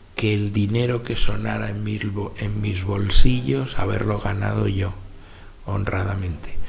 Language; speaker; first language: Spanish; native; Spanish